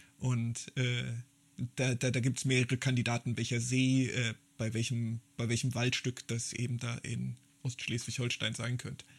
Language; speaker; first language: German; native; German